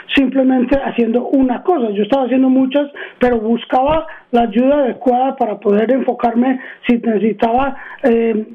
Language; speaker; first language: Spanish; early bilingual, heritage; Spanish